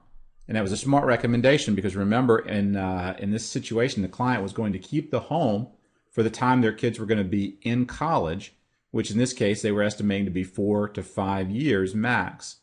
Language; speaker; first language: English; native; English